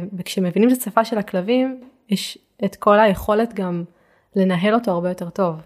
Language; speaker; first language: Hebrew; native; Hebrew